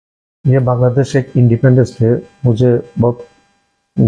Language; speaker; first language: Hindi; non-native, learner; Bangla